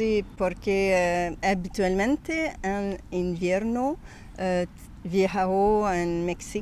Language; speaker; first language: Spanish; non-native, learner; French